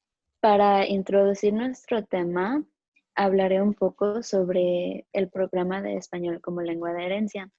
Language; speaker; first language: Spanish; early bilingual, other home language; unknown